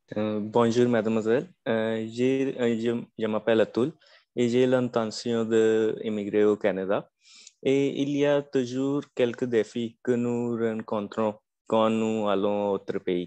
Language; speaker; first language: French; non-native, learner; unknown